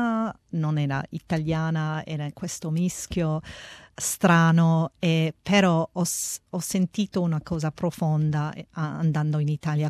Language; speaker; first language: Italian; early bilingual, heritage; Italian